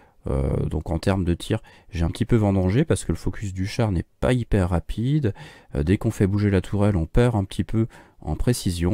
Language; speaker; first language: French; native; French